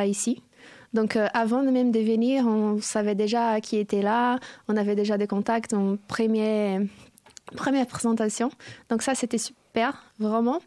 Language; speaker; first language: French; non-native, fluent; Portuguese